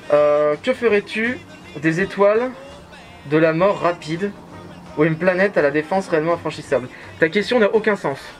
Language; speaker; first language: French; native; French